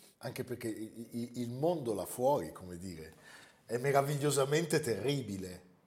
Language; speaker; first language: Italian; native; Italian